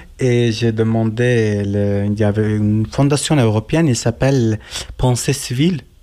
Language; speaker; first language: French; non-native, learner; Kurdish